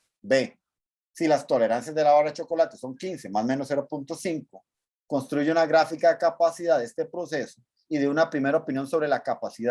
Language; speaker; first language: Spanish; native; Spanish